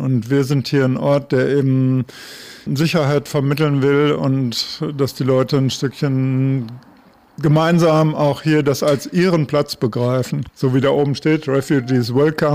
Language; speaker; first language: German; native; German